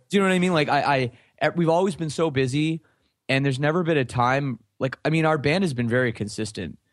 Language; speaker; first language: English; native; English